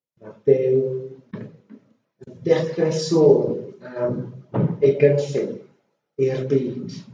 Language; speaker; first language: Welsh; non-native, local second language; English